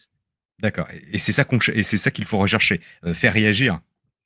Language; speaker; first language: French; native; French